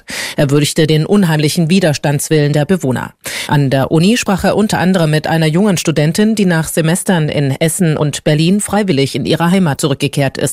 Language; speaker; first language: German; native; German